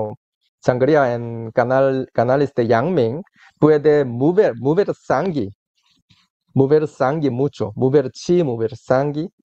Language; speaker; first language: Spanish; non-native, learner; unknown